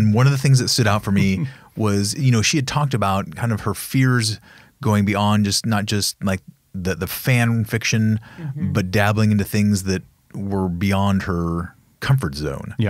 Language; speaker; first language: English; native; English